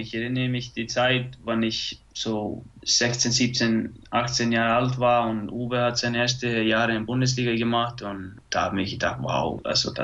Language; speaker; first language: German; non-native, fluent; Icelandic